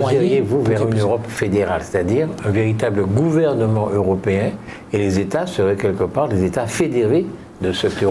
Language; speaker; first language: French; native; French